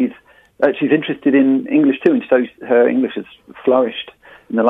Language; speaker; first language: English; native; English